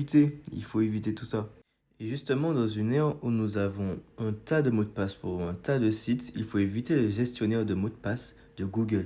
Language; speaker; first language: French; native; French